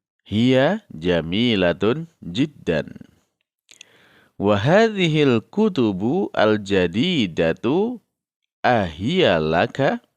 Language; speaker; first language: Arabic; non-native, fluent; Indonesian